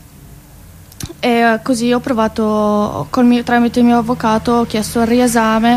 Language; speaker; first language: Italian; non-native, fluent; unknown